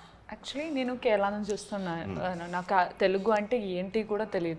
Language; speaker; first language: Telugu; non-native, learner; Malayalam